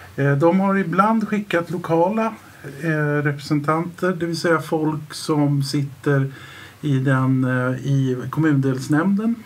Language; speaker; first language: Swedish; native; Swedish